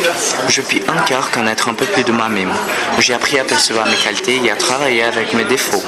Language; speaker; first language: French; non-native, fluent; Portuguese